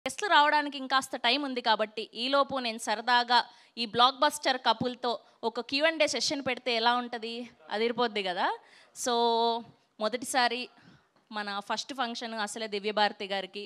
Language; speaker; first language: Telugu; native; Telugu